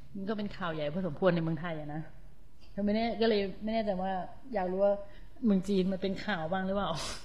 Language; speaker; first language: Thai; native; Thai